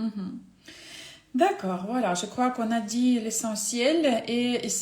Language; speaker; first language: French; non-native, fluent; Ukrainian